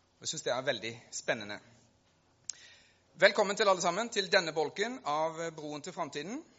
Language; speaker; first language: Norwegian; native; Norwegian